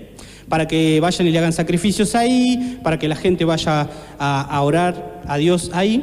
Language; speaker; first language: Spanish; native; Spanish